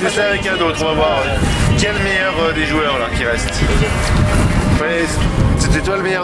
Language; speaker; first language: French; native; French